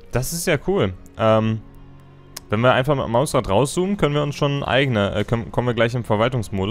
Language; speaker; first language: German; native; German